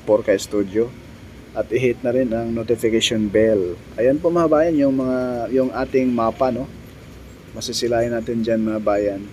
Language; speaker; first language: Filipino; native; Filipino